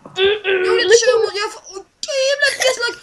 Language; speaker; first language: Swedish; native; Swedish